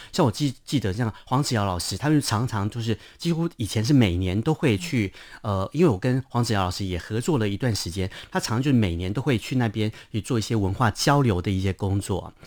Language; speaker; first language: Chinese; non-native, local second language; Hakka Chinese